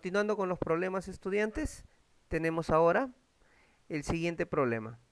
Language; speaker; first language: Spanish; native; Spanish